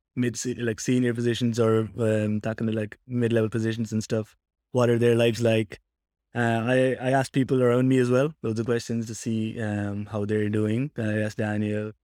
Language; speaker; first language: English; native; English